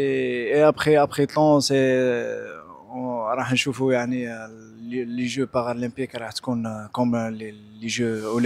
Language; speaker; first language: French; non-native, local second language; Arabic